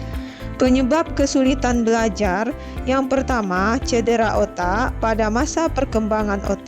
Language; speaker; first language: Indonesian; native; Indonesian